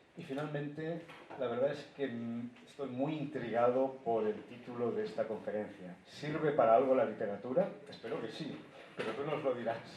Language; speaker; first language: Spanish; native; Spanish